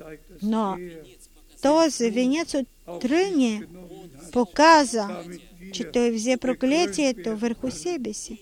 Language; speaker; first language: Bulgarian; non-native, fluent; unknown